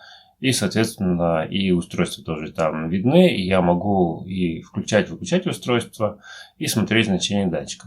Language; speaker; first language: Russian; native; Russian